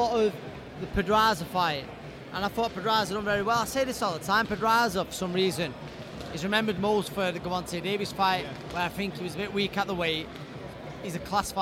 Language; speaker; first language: English; non-native, fluent; Ukrainian